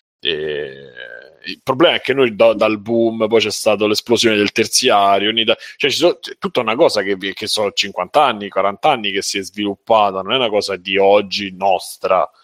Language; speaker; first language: Italian; native; Italian